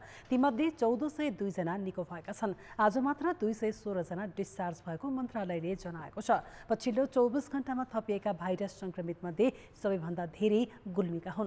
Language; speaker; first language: Nepali; native; Nepali